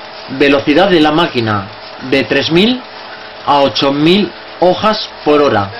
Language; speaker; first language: Spanish; native; Spanish